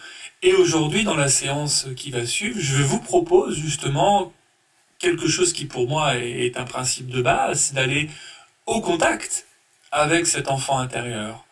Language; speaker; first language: French; native; French